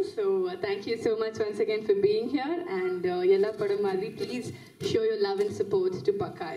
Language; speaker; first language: Tamil; non-native, fluent; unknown